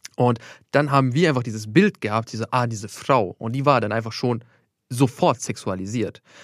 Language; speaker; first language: German; early bilingual, other home language; Albanian